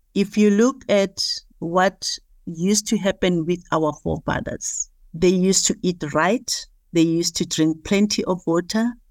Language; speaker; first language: English; non-native, local second language; Southern Sotho